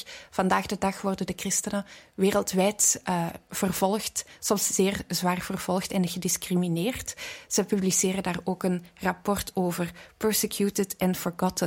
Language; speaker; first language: Dutch; native; Dutch